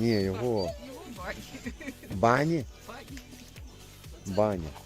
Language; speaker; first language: Ukrainian; native; Ukrainian